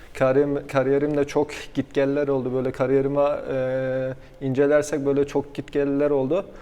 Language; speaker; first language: Turkish; early bilingual, heritage; Turkish